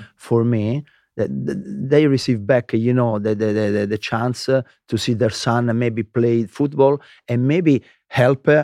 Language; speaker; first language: English; non-native, learner; Italian